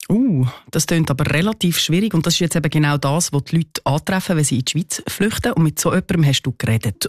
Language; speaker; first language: German; native; German